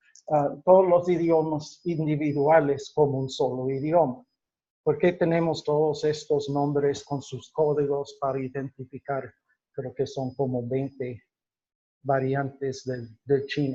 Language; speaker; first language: Spanish; non-native, fluent; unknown